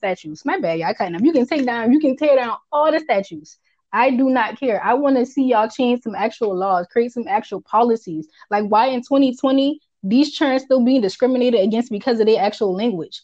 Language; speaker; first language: English; early bilingual, other home language; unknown